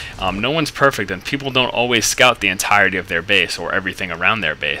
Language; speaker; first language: English; native; English